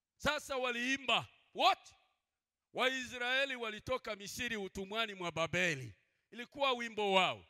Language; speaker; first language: Swahili; non-native, local second language; Kinyarwanda